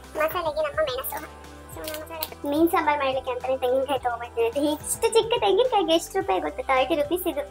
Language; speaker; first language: Kannada; non-native, local second language; Tulu